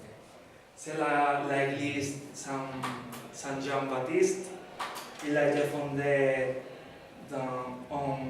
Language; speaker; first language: French; non-native, learner; Spanish